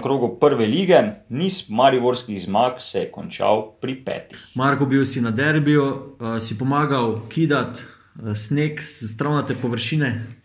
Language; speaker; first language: Slovenian; native; Slovenian